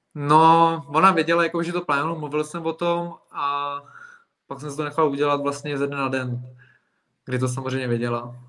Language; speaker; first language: Czech; native; Czech